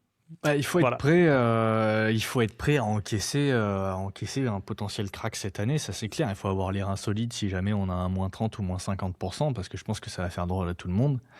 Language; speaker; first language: French; native; French